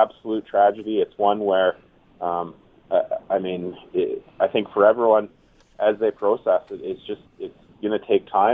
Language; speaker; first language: English; native; English